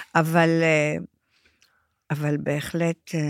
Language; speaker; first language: Hebrew; non-native, fluent; Romanian